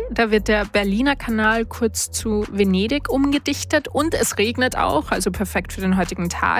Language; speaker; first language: German; native; German